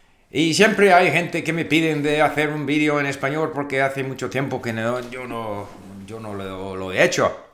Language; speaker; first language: Spanish; non-native, fluent; English